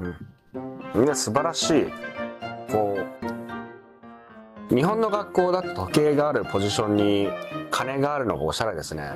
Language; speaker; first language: Japanese; native; Japanese